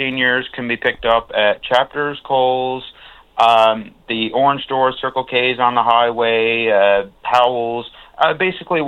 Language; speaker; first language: English; native; English